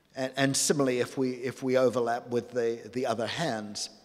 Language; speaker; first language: English; native; English